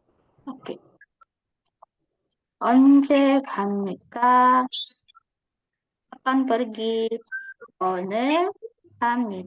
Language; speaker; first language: Korean; non-native, fluent; Indonesian